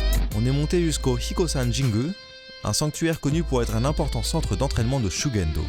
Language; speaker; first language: French; native; French